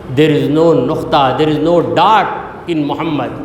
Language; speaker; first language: English; non-native, local second language; Urdu